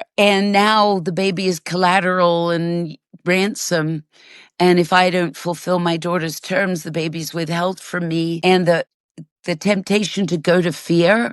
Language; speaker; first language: English; native; English